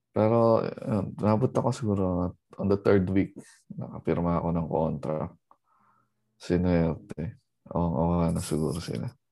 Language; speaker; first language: Filipino; native; Filipino